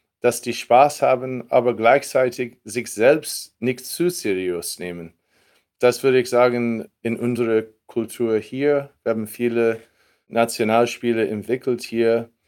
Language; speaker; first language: German; non-native, fluent; English